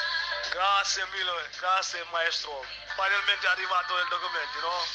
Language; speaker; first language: Italian; non-native, learner; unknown